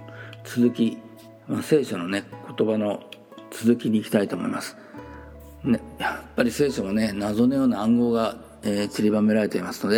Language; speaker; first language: Japanese; native; Japanese